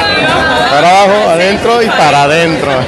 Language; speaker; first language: Spanish; native; Spanish